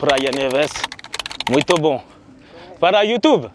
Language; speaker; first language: Portuguese; non-native, learner; French